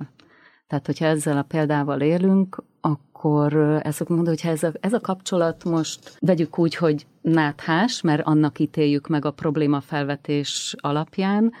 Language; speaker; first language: Hungarian; native; Hungarian